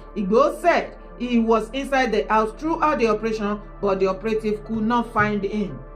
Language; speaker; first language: English; non-native, local second language; Yoruba